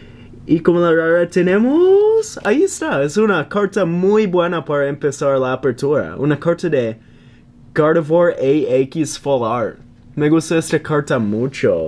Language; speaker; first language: Spanish; non-native, learner; English